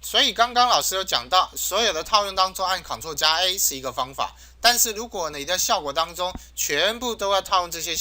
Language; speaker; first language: Chinese; native; Chinese